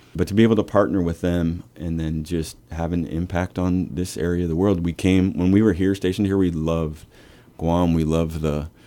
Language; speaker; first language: English; native; English